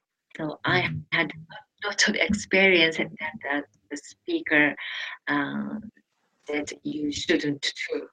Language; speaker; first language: English; non-native, learner; Japanese